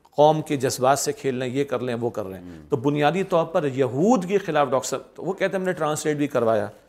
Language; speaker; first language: Urdu; native; Urdu